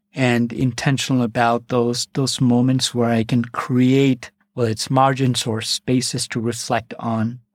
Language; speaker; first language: English; non-native, local second language; Malayalam